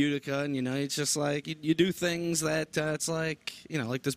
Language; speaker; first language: English; native; English